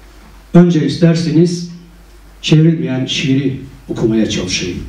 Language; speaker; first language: Turkish; native; Turkish